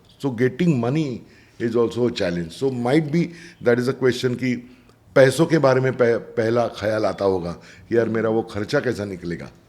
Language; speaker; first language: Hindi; non-native, local second language; Marathi